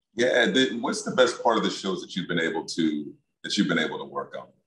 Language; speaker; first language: English; native; English